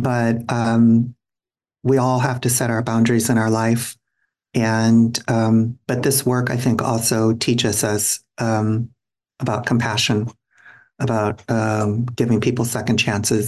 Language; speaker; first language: English; native; English